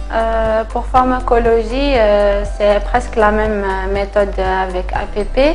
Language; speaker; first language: French; non-native, local second language; Kabyle